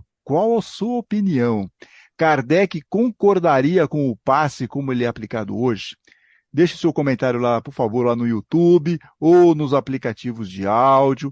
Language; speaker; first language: Portuguese; native; Portuguese